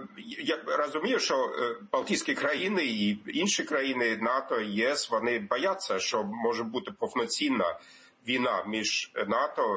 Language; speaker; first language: Ukrainian; non-native, fluent; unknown